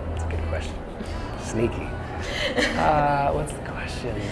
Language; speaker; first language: English; native; English